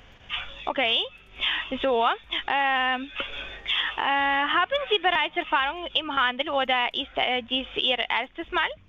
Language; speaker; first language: German; non-native, learner; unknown